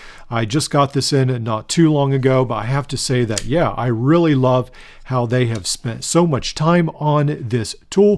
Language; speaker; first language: English; native; English